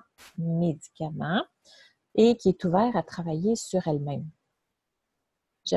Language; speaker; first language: French; native; French